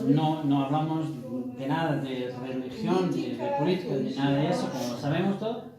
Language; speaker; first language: Spanish; non-native, fluent; Portuguese